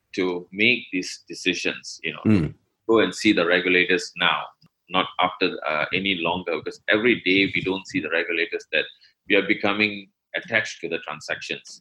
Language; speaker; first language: English; non-native, local second language; Tamil